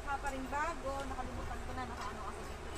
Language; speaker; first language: Filipino; native; Filipino